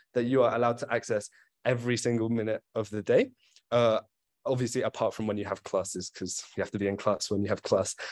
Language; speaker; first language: English; native; English